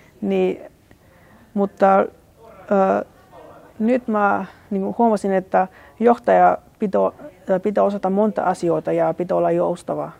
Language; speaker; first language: Finnish; non-native, learner; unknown